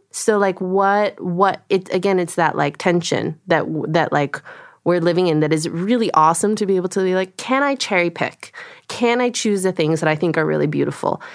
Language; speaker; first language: English; early bilingual, other home language; Korean